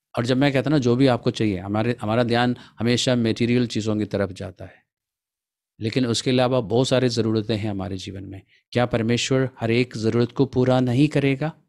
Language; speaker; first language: Hindi; non-native, local second language; Malayalam